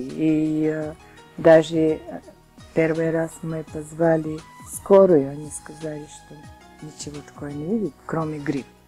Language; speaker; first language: Russian; non-native, learner; Bulgarian